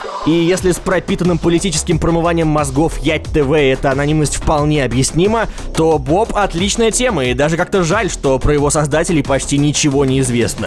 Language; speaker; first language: Russian; native; Russian